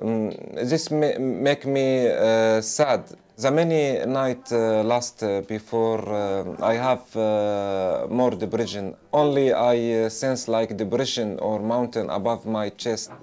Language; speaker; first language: English; non-native, learner; Arabic